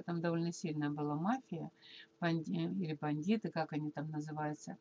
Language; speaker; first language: Russian; native; Russian